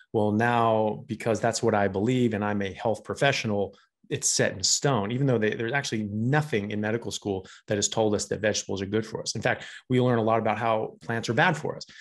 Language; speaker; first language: English; native; English